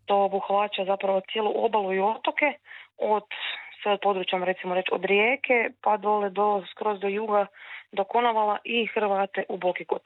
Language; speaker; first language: Serbian; native; Serbian